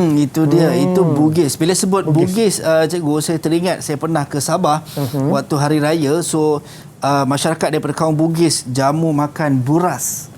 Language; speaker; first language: Malay; non-native, local second language; Central Dusun